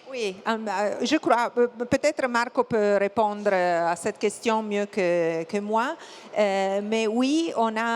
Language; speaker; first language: French; non-native, fluent; Italian